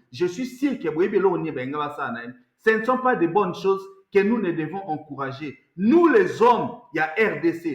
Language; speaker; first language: French; non-native, local second language; Lingala